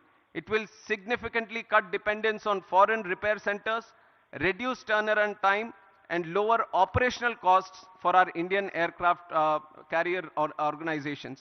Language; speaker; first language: English; non-native, local second language; Telugu